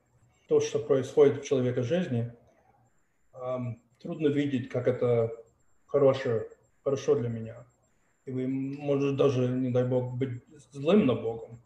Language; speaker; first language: Russian; early bilingual, heritage; Russian